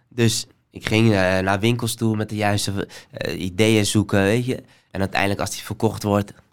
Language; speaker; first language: Dutch; early bilingual, other home language; Somali